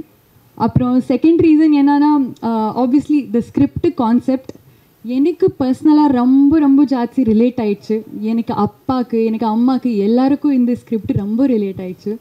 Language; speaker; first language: Tamil; non-native, fluent; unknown